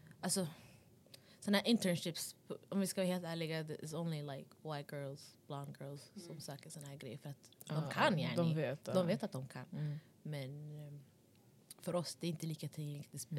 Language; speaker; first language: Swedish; early bilingual, other home language; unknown